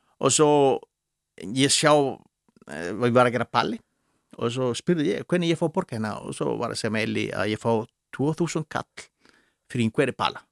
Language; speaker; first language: Icelandic; non-native, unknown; Spanish